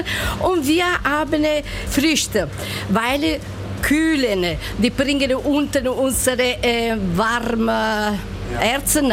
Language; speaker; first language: German; non-native, learner; Italian